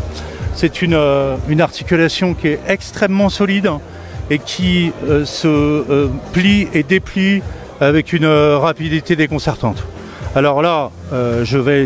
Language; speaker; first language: French; native; French